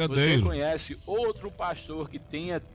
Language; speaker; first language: Portuguese; native; Portuguese